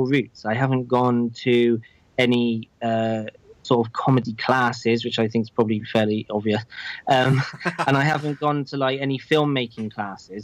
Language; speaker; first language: English; native; English